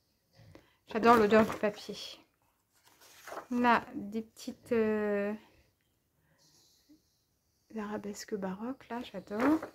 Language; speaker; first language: French; native; French